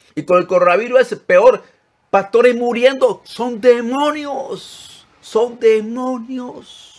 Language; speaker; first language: Spanish; native; Spanish